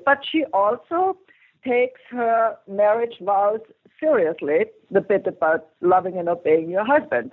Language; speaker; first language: English; non-native, fluent; German